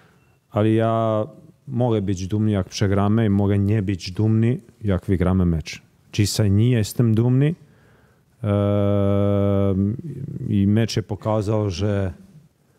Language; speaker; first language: Polish; non-native, learner; Croatian